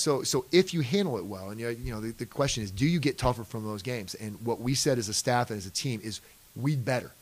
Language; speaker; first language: English; native; English